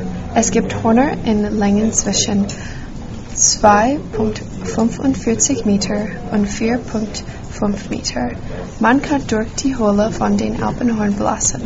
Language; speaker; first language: German; non-native, learner; English